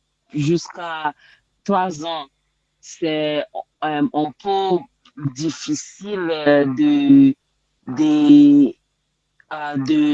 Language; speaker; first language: French; non-native, learner; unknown